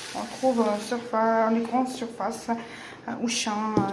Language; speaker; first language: French; non-native, local second language; Arabic